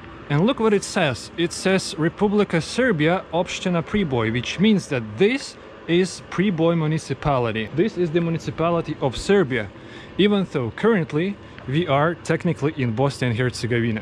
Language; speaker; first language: English; non-native, fluent; Russian